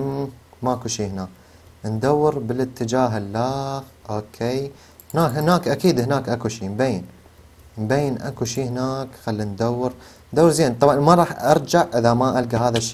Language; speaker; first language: Arabic; native; Arabic